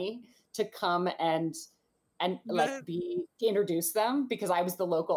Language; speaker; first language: English; native; English